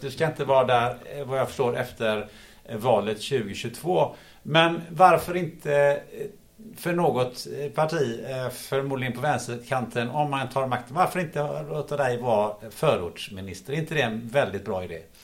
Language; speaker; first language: Swedish; native; Swedish